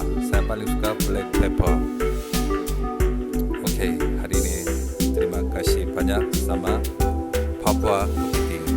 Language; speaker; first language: Indonesian; non-native, learner; Korean